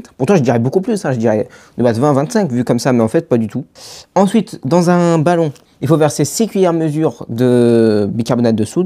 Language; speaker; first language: French; native; French